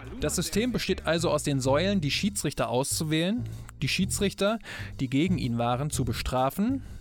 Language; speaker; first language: German; native; German